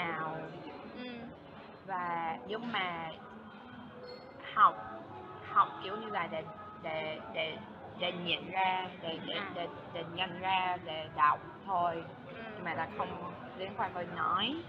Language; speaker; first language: Vietnamese; non-native, fluent; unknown